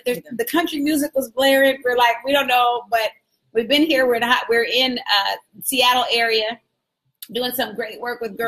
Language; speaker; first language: English; native; English